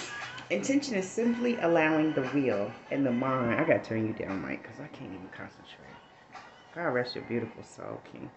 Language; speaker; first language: English; native; English